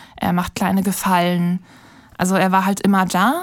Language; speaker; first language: German; native; German